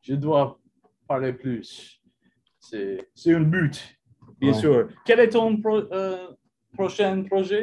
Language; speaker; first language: French; non-native, learner; English